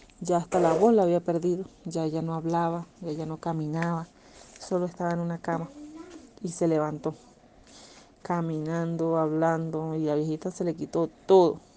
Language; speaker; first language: Spanish; native; Spanish